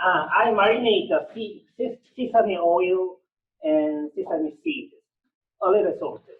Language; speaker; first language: English; non-native, learner; Korean